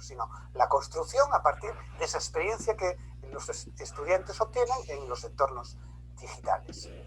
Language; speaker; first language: Spanish; native; Spanish